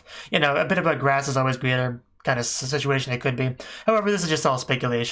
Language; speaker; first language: English; native; English